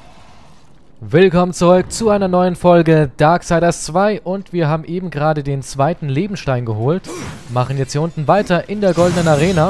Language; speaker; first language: German; native; German